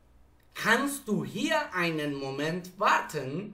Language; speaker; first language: German; non-native, fluent; Persian